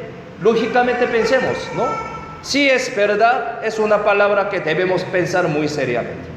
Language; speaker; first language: Spanish; non-native, fluent; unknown